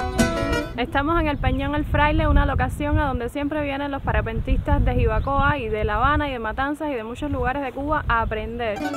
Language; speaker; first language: Spanish; native; Spanish